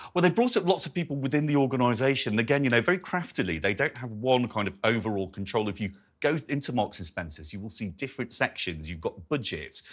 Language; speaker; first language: English; native; English